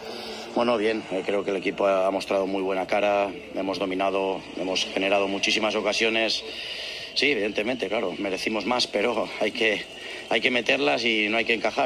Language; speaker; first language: Spanish; native; Spanish